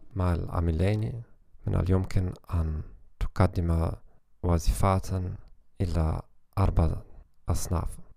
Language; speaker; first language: Arabic; non-native, learner; German